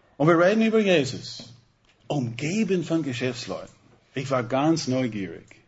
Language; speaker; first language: German; non-native, fluent; English